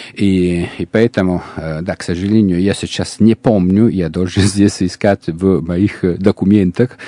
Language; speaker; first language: Russian; non-native, fluent; Italian